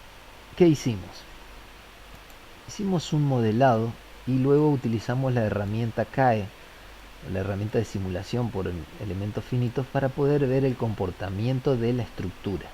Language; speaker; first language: Spanish; native; Spanish